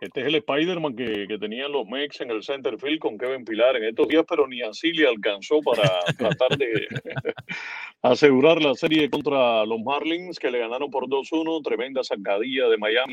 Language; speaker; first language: Spanish; native; Spanish